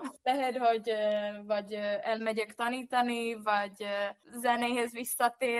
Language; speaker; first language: Hungarian; non-native, fluent; Czech